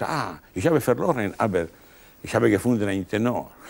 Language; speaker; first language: German; non-native, learner; Italian